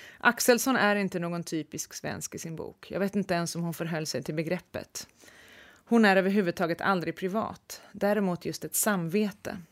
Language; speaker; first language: Swedish; native; Swedish